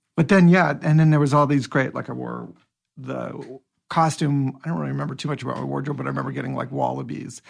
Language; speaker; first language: English; native; English